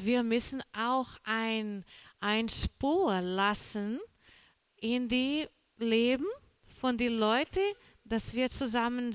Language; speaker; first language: German; non-native, learner; Portuguese